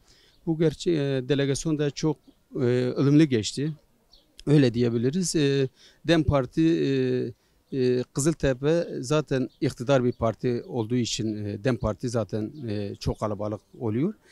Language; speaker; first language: Turkish; non-native, local second language; Kurdish